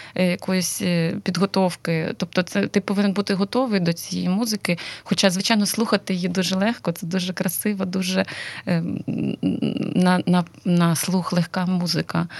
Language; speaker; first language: Ukrainian; non-native, local second language; Russian